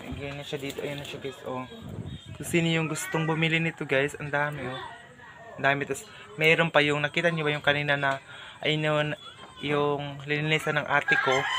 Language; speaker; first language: Filipino; non-native, local second language; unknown